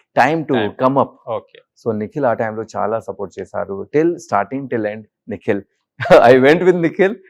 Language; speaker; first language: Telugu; non-native, learner; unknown